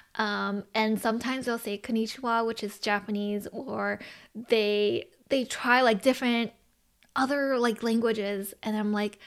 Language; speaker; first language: English; early bilingual, other home language; Chinese